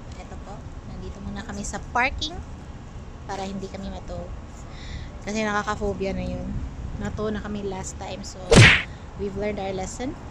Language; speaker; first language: Filipino; non-native, local second language; Cebuano